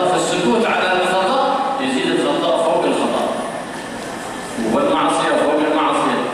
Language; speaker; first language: Arabic; native; Arabic